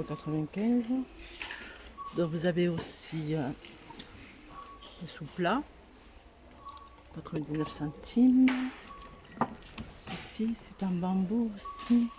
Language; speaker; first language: French; native; French